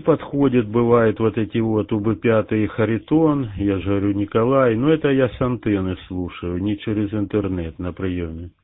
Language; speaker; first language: Russian; native; Russian